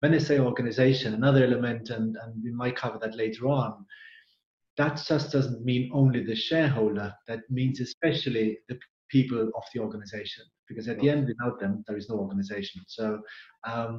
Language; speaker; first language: English; non-native, fluent; German